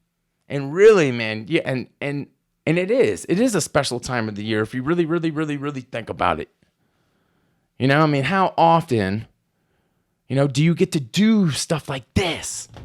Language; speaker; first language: English; native; English